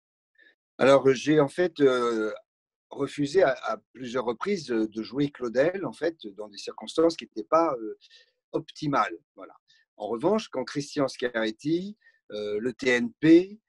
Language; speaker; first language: French; native; French